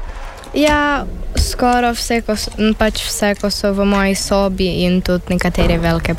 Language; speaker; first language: Slovenian; early bilingual, heritage; Czech